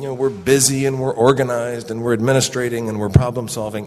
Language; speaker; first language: English; native; English